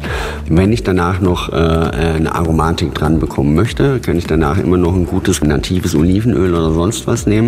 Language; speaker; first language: German; native; German